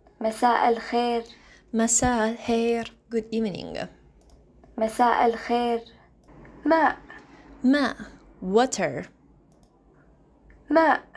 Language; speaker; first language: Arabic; non-native, learner; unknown